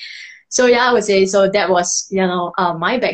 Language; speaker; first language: English; non-native, local second language; Chinese